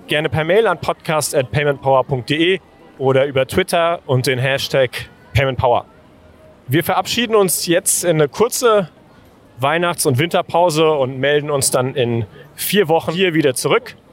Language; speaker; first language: German; native; German